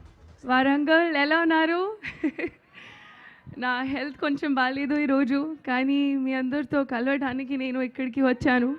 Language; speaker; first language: Telugu; non-native, learner; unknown